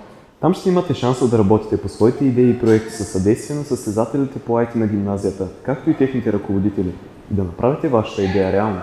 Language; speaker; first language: Bulgarian; native; Bulgarian